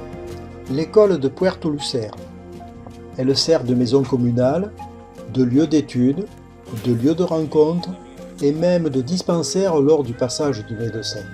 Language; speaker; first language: French; native; French